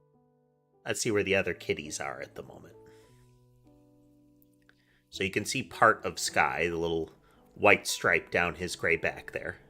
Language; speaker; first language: English; native; English